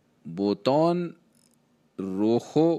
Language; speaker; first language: Spanish; non-native, learner; Hindi